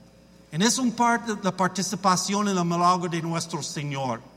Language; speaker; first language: Spanish; non-native, learner; English